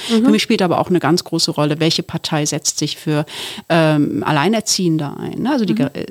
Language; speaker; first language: German; early bilingual, other home language; Turkish